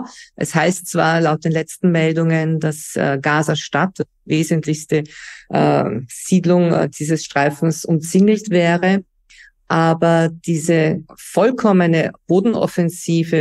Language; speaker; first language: German; native; German